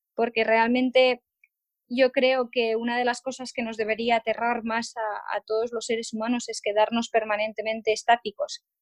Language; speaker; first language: Spanish; non-native, local second language; Catalan